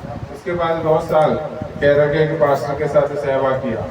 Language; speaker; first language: Hindi; non-native, local second language; Malayalam